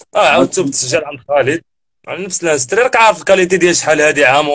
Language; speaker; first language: Arabic; native; Arabic